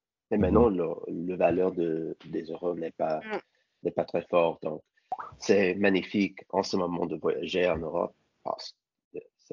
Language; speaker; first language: French; non-native, learner; English